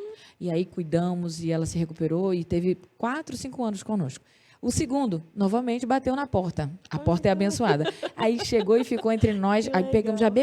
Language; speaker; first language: Portuguese; native; Portuguese